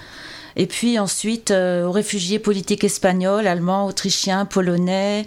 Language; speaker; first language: French; native; French